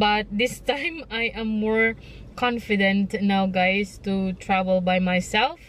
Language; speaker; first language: English; non-native, local second language; Filipino